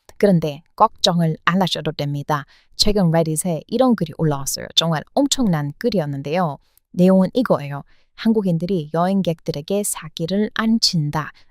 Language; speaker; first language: Korean; non-native, fluent; English